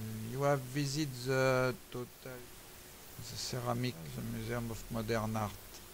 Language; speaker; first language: English; non-native, learner; French